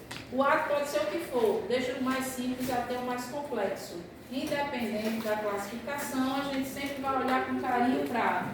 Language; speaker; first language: Portuguese; native; Portuguese